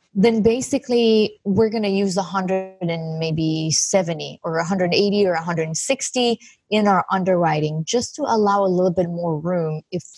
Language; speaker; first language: English; non-native, fluent; Hebrew